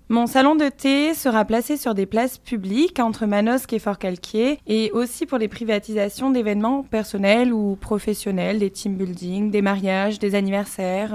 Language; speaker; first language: French; native; French